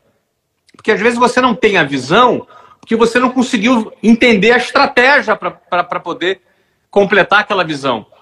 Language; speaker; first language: Portuguese; native; Portuguese